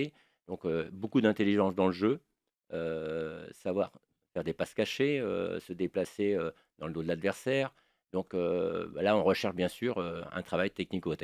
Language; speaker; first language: French; native; French